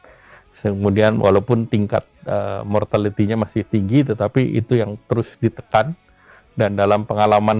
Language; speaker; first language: Indonesian; native; Indonesian